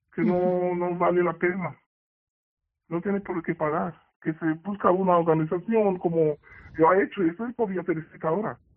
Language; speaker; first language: Spanish; non-native, fluent; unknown